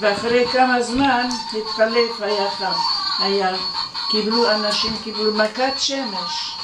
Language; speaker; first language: Hebrew; non-native, fluent; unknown